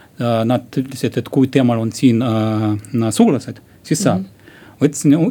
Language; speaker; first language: Estonian; non-native, local second language; Russian